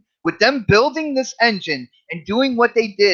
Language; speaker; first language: English; native; English